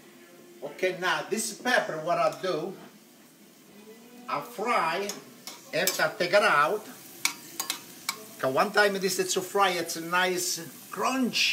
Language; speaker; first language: English; non-native, local second language; Italian